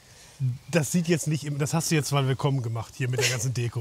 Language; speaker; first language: German; native; German